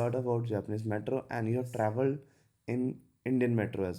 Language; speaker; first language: English; non-native, local second language; Hindi